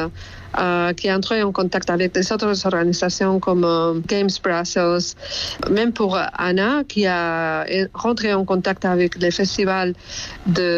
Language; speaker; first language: French; non-native, fluent; Spanish